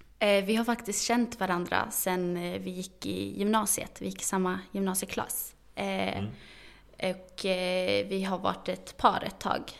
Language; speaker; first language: Swedish; early bilingual, other home language; Arabic